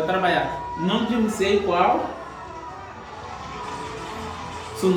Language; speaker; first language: Portuguese; non-native, learner; Haitian Creole